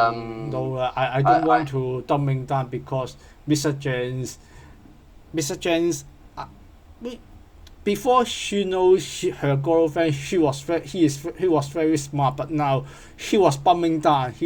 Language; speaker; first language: English; non-native, learner; Cantonese